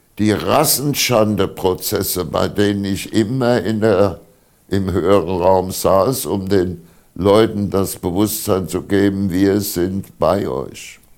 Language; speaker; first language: German; native; German